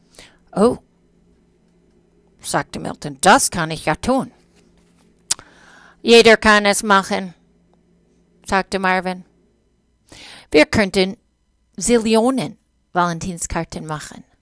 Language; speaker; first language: German; non-native, fluent; English